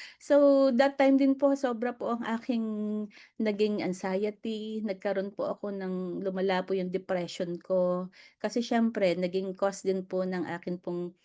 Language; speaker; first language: Filipino; native; Filipino